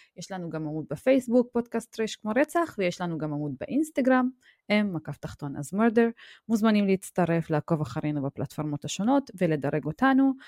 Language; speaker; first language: Hebrew; non-native, local second language; Arabic